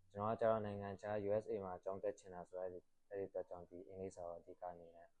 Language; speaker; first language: Burmese; non-native, local second language; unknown